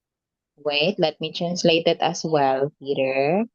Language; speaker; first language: English; non-native, local second language; Filipino